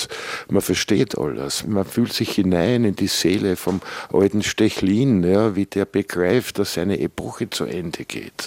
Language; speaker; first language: German; native; German